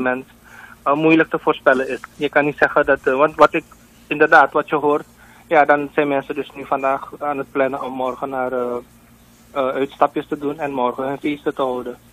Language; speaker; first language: Dutch; native; Dutch